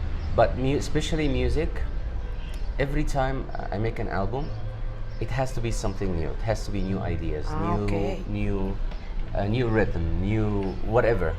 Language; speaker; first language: English; non-native, fluent; Arabic